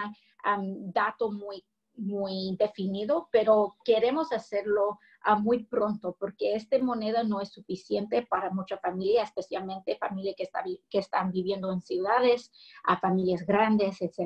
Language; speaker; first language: Spanish; early bilingual, heritage; English